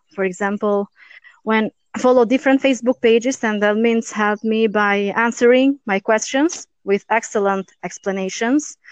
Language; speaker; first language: English; non-native, learner; Albanian